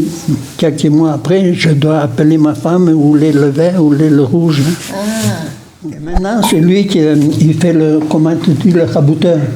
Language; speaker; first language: French; non-native, local second language; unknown